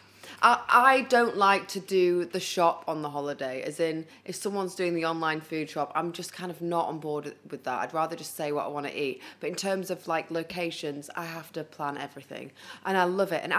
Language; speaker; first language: English; native; English